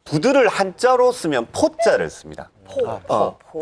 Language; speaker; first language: Korean; native; Korean